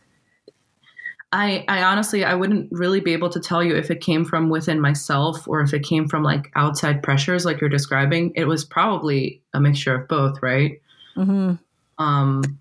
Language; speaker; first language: English; non-native, fluent; Portuguese